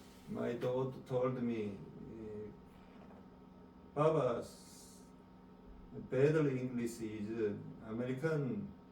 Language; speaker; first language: English; non-native, learner; Korean